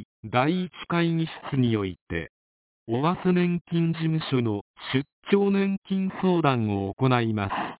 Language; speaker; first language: Japanese; native; Japanese